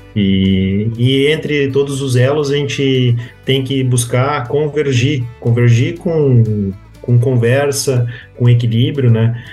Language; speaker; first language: Portuguese; native; Portuguese